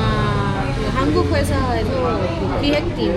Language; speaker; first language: Korean; non-native, fluent; Spanish